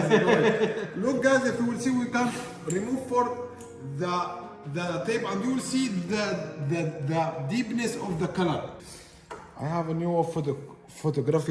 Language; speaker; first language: English; non-native, learner; Arabic